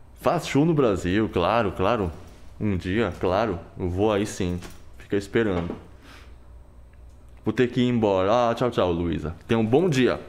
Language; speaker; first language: Portuguese; non-native, fluent; Korean